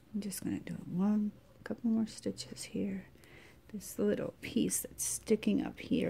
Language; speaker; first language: English; native; English